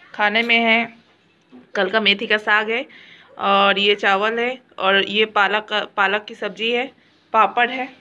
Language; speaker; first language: Hindi; non-native, local second language; Bangla